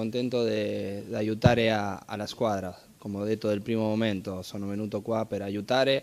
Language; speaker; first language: Italian; non-native, fluent; Spanish